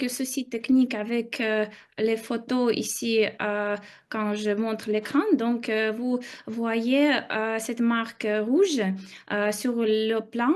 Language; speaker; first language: French; non-native, fluent; Russian